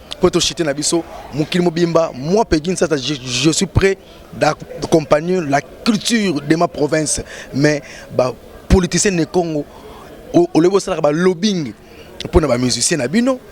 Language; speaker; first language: Lingala; non-native, local second language; Kongo